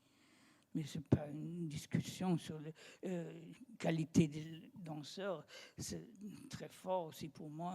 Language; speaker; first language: French; non-native, learner; German